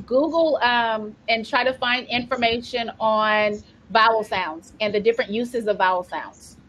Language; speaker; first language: English; native; English